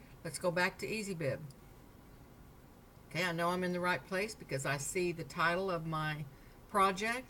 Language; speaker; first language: English; native; English